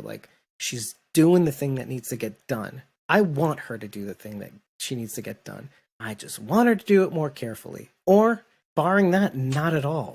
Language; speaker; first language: English; native; English